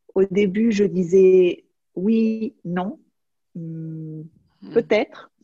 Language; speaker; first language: French; native; French